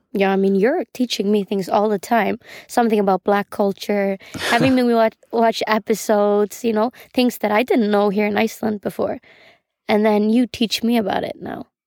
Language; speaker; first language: English; non-native, fluent; Icelandic